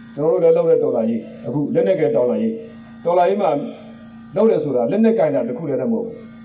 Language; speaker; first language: Burmese; non-native, local second language; S'gaw Karen